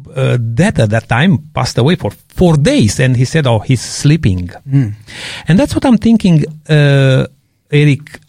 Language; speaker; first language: English; non-native, fluent; Romanian